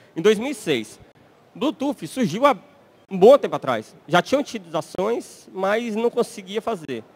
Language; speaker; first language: Portuguese; native; Portuguese